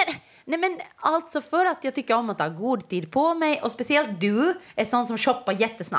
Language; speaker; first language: Swedish; native; Swedish